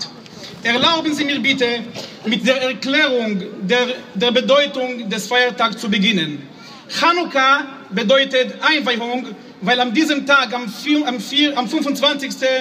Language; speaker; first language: German; non-native, fluent; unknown